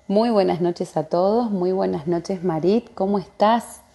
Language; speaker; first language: Spanish; native; Spanish